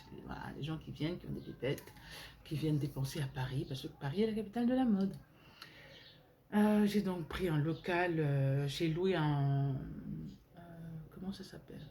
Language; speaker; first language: French; native; French